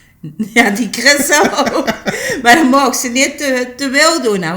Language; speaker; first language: Dutch; native; Dutch